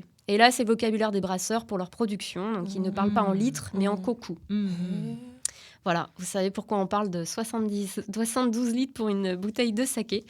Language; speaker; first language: French; native; French